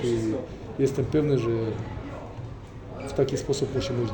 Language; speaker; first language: Polish; non-native, fluent; Russian